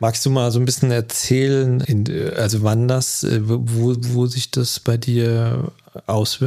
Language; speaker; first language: German; native; German